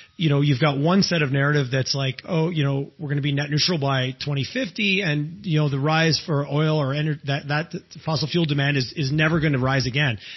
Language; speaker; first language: English; native; English